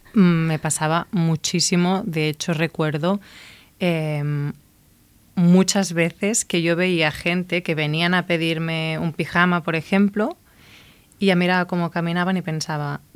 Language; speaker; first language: Spanish; native; Spanish